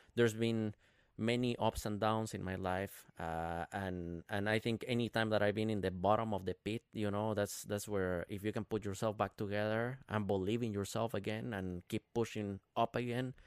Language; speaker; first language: English; non-native, fluent; Spanish